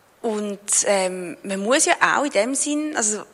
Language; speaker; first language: German; native; German